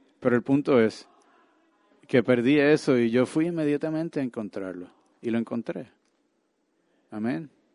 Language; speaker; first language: Spanish; non-native, fluent; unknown